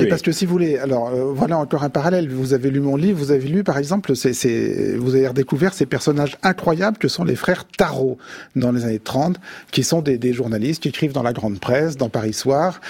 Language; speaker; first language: French; native; French